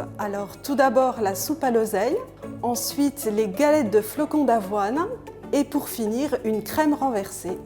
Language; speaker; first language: French; native; French